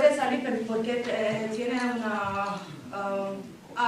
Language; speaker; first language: Spanish; non-native, learner; English